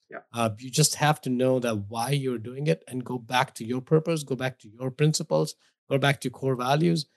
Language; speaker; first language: English; non-native, local second language; Hindi